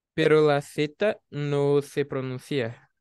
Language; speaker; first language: Spanish; non-native, learner; Portuguese